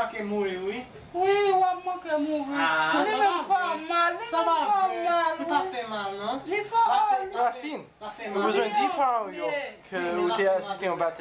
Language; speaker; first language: French; non-native, local second language; Haitian Creole